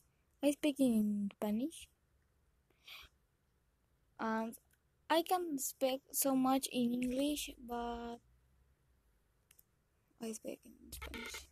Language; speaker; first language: English; non-native, learner; Spanish